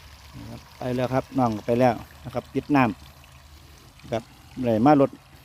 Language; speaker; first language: Thai; non-native, local second language; Northeastern Thai